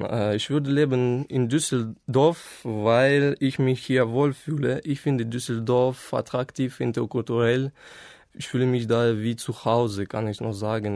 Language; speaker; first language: German; non-native, fluent; Ukrainian